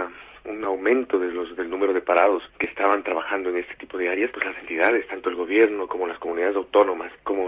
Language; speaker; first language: Spanish; native; Spanish